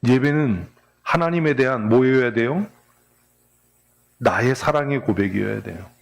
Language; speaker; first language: Korean; native; Korean